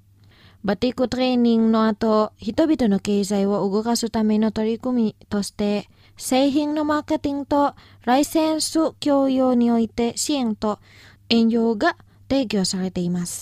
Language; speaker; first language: Japanese; non-native, fluent; Indonesian